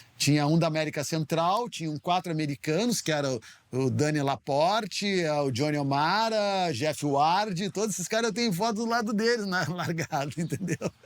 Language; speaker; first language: Portuguese; native; Portuguese